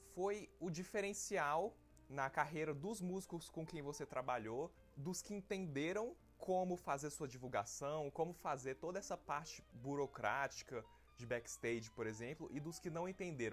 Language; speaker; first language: Portuguese; native; Portuguese